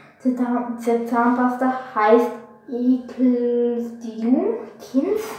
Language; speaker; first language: German; non-native, learner; Bulgarian